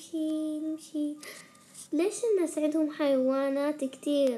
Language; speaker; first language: Arabic; native; Arabic